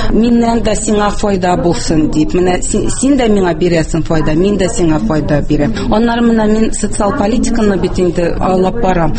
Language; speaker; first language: Tatar; non-native, local second language; Russian